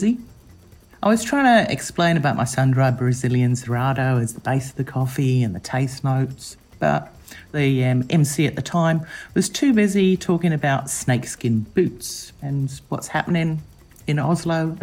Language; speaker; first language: English; native; English